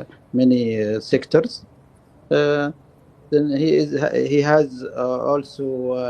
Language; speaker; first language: English; non-native, learner; Arabic